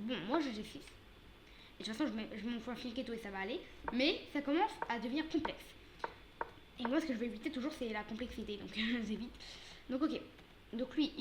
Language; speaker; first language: French; native; French